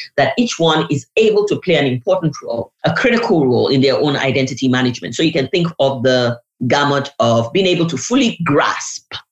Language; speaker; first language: English; non-native, local second language; Yoruba